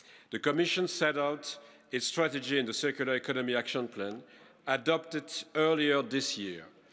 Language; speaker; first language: English; non-native, fluent; French